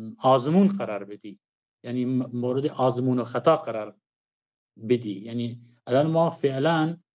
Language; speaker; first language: Persian; non-native, local second language; Kurdish